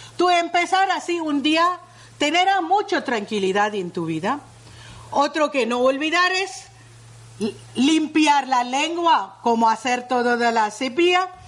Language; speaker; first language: Spanish; non-native, learner; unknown